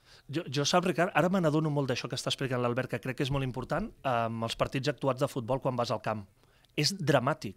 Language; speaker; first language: Catalan; native; Catalan